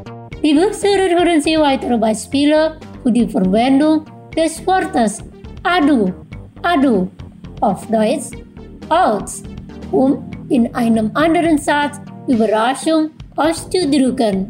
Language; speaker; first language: German; non-native, fluent; Indonesian